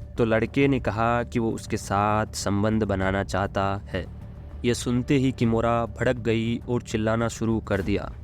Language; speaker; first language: Hindi; native; Hindi